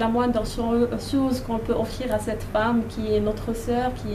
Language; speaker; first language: French; non-native, local second language; Arabic